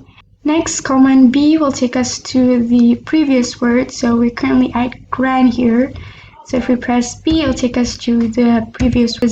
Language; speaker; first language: English; non-native, local second language; Malay